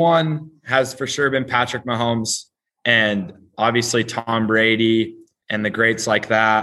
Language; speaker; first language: English; native; English